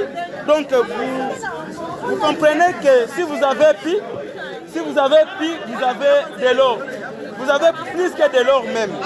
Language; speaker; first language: French; non-native, local second language; Swahili